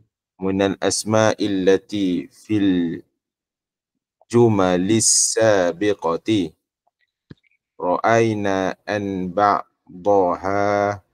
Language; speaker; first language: Arabic; non-native, learner; Malay